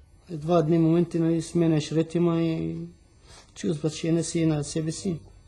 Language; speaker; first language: Bulgarian; non-native, fluent; Arabic